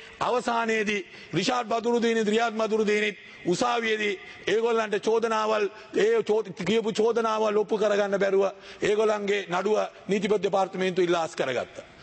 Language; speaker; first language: Sinhala; non-native, local second language; Tamil